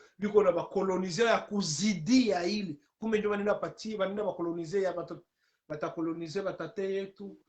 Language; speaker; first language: Swahili; native; Swahili